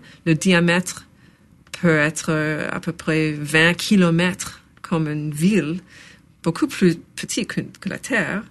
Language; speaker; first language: French; non-native, local second language; English